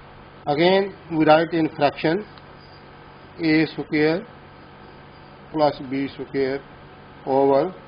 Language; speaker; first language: English; non-native, local second language; Urdu